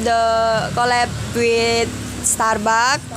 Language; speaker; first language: English; non-native, learner; Indonesian